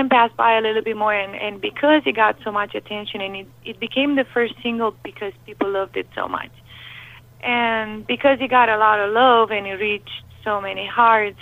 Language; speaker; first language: English; non-native, fluent; Romanian